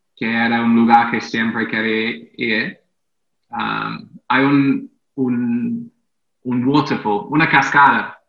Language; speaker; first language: Spanish; non-native, fluent; English